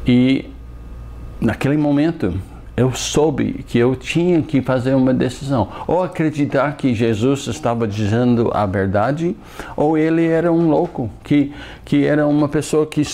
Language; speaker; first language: Portuguese; non-native, fluent; English